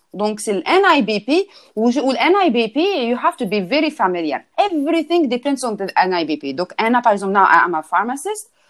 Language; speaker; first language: French; non-native, local second language; Arabic